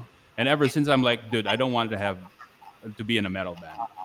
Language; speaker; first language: English; non-native, local second language; Pampanga